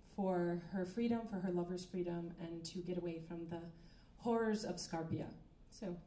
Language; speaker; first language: English; native; English